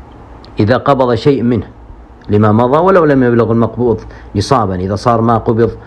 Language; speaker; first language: Arabic; native; Arabic